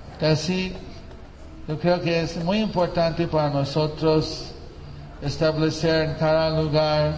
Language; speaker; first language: Spanish; non-native, fluent; English